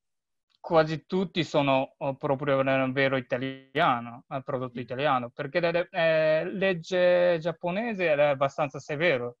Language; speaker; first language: Italian; non-native, learner; Japanese